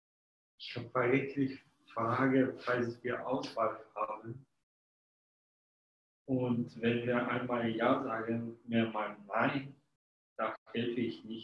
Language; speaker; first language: German; non-native, fluent; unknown